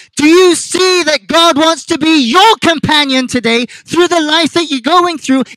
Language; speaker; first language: English; non-native, fluent; Korean